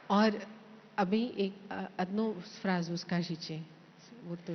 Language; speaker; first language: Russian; non-native, learner; Hindi